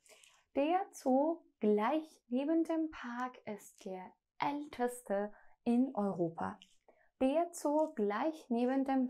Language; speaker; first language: German; non-native, fluent; Persian